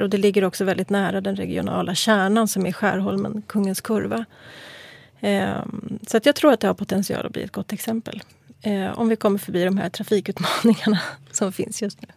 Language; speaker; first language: Swedish; native; Swedish